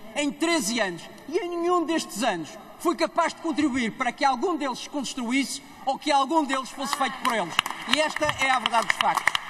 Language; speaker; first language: Portuguese; native; Portuguese